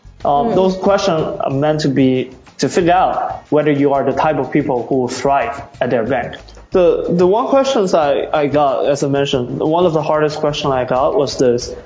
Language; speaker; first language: English; early bilingual, other home language; Chinese